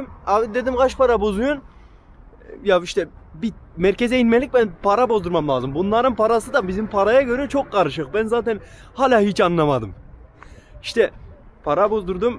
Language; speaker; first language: Turkish; native; Turkish